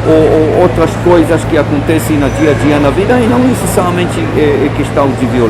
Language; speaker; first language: Portuguese; non-native, fluent; Hebrew